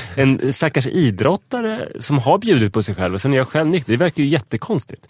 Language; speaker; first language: Swedish; native; Swedish